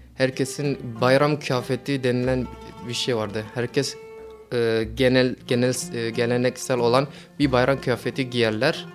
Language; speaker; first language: Turkish; non-native, fluent; Malay